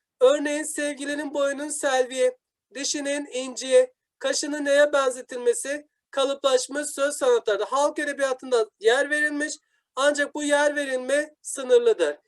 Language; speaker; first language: Turkish; native; Turkish